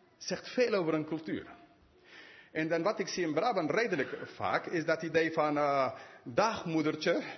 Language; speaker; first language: Dutch; non-native, fluent; English